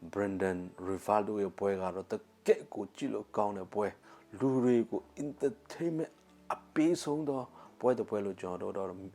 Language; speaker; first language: Burmese; native; Burmese